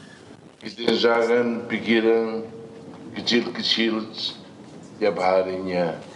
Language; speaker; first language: Indonesian; non-native, local second language; Tetum